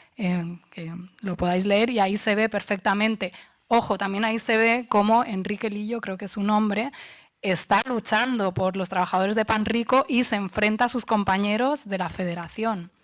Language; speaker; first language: Spanish; non-native, local second language; Catalan